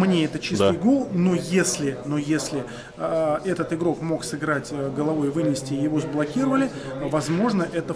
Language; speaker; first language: Russian; native; Russian